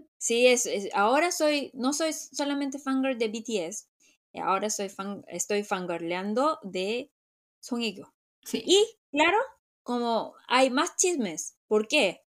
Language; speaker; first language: Spanish; non-native, fluent; Korean